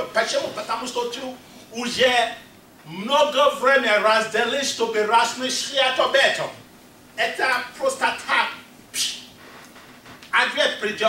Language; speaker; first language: Russian; non-native, fluent; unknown